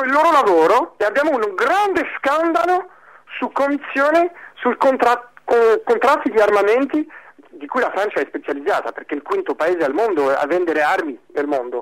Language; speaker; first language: Italian; non-native, fluent; French